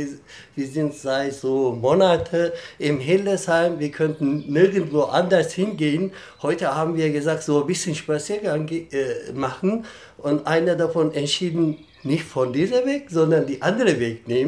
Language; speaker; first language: German; non-native, fluent; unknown